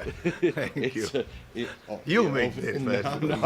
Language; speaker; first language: English; non-native, fluent; Italian